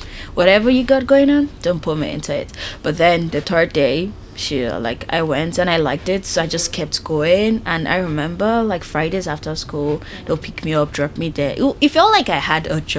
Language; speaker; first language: English; non-native, local second language; Yoruba